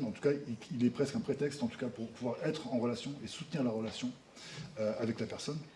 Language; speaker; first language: French; native; French